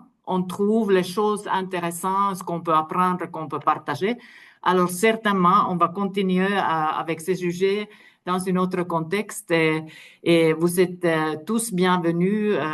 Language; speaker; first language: French; non-native, fluent; Finnish